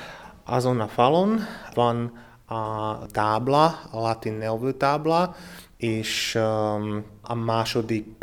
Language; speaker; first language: Hungarian; non-native, learner; Slovak